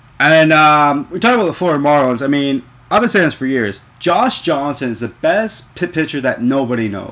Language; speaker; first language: English; native; English